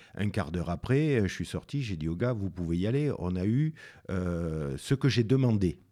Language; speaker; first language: French; native; French